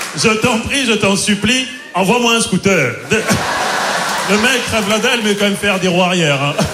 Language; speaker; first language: French; early bilingual, other home language; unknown